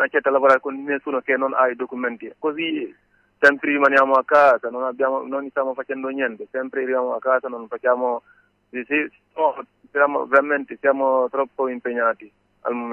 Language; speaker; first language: Italian; non-native, learner; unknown